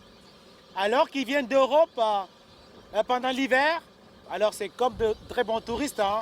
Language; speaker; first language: French; non-native, local second language; Wolof